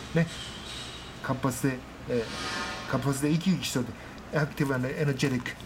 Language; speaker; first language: Japanese; native; Japanese